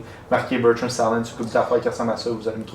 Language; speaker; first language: French; native; French